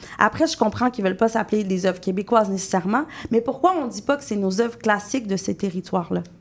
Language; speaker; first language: French; native; French